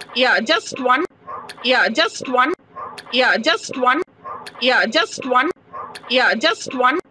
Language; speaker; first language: English; non-native, local second language; Kannada